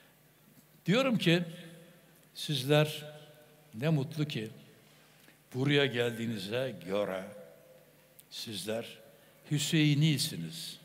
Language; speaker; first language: Turkish; native; Turkish